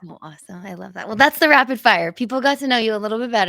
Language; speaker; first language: English; native; English